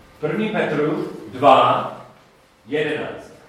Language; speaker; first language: Czech; non-native, learner; English